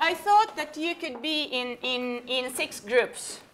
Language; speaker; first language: English; non-native, fluent; Finnish